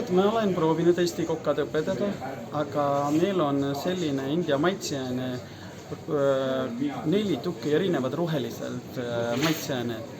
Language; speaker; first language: Estonian; non-native, learner; Hindi